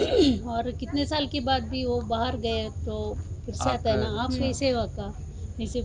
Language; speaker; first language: Hindi; non-native, local second language; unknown